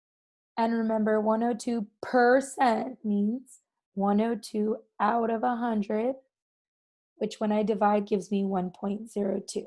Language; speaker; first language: English; native; English